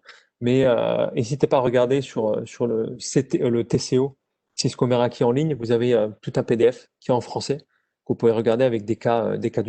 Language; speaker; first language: French; native; French